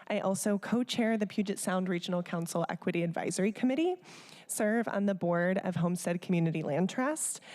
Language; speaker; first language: English; native; English